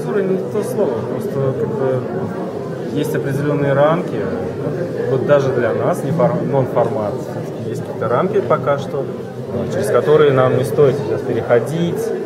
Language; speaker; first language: Russian; native; Russian